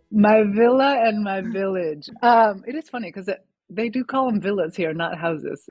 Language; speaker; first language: English; native; English